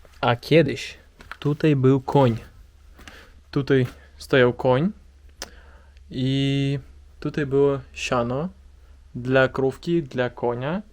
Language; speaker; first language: Polish; non-native, learner; Russian